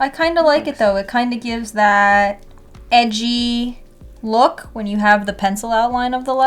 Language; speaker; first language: English; native; English